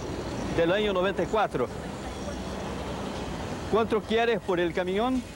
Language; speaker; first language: Spanish; non-native, learner; Portuguese